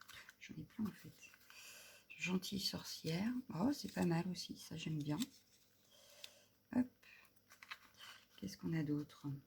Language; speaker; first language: French; native; French